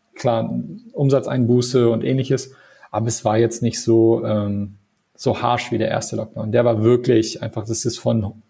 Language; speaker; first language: German; non-native, fluent; English